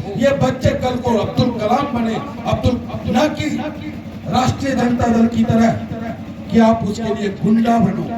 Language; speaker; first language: Hindi; native; Hindi